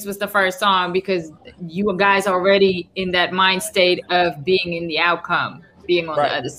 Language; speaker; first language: English; non-native, fluent; Dutch